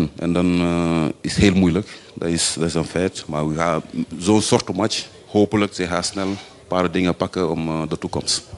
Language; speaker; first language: Dutch; non-native, fluent; French